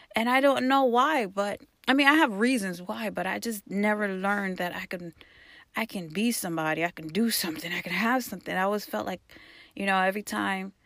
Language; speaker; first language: English; early bilingual, other home language; Haitian Creole